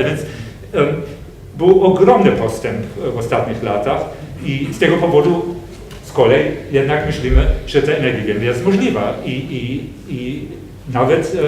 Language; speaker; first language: Polish; non-native, fluent; German